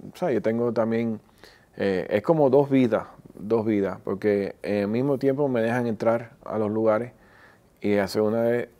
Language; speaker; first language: Spanish; early bilingual, heritage; Spanish